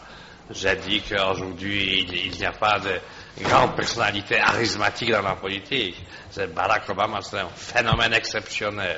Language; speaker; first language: French; non-native, fluent; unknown